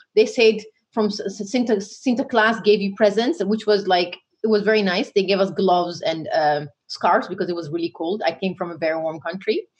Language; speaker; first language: English; non-native, fluent; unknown